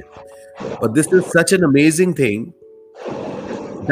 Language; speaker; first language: English; non-native, local second language; Hindi